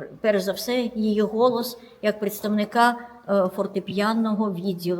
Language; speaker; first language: Ukrainian; non-native, local second language; Russian